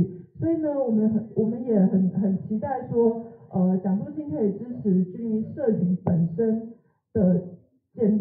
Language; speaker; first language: Chinese; native; Chinese